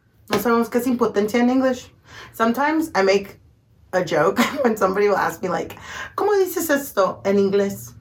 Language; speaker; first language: Spanish; early bilingual, heritage; Spanish